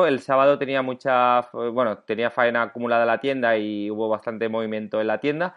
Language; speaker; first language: Spanish; native; Spanish